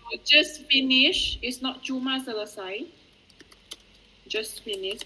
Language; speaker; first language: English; non-native, fluent; Indonesian